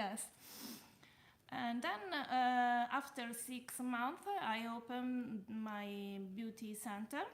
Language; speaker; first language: English; non-native, learner; Italian